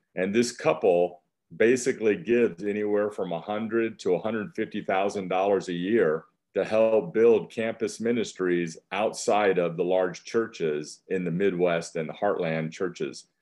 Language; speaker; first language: English; native; English